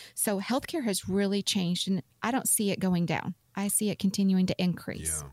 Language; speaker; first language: English; native; English